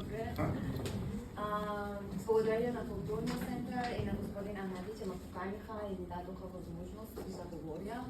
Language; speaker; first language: Bulgarian; non-native, learner; Persian